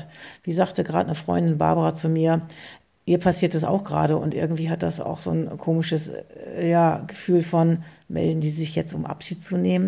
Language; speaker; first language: German; native; German